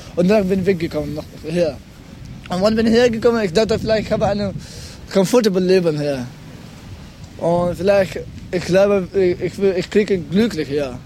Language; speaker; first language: German; non-native, learner; Pashto